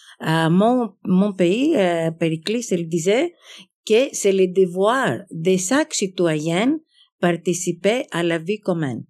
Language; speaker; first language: French; non-native, fluent; Greek